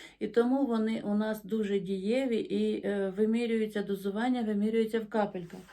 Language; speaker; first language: Ukrainian; non-native, local second language; Russian